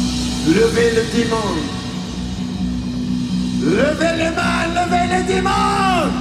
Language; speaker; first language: French; non-native, learner; English